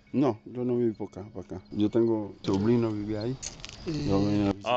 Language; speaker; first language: Spanish; non-native, learner; Haitian Creole